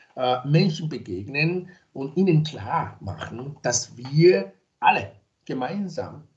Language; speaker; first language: German; non-native, fluent; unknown